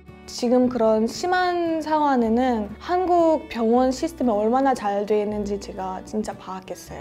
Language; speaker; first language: Korean; non-native, fluent; Russian